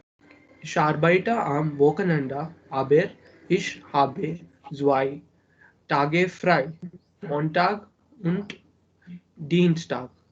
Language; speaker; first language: German; non-native, learner; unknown